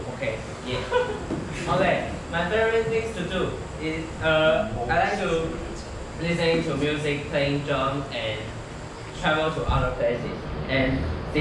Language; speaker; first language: English; non-native, learner; Chinese